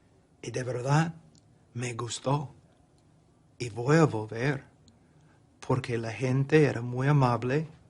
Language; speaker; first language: Spanish; non-native, fluent; English